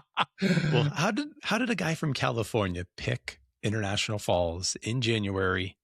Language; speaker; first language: English; native; English